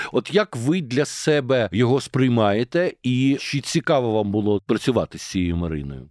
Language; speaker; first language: Ukrainian; native; Ukrainian